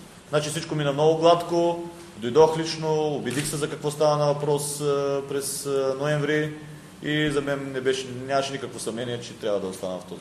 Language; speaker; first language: Bulgarian; native; Bulgarian